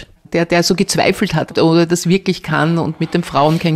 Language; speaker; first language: German; native; German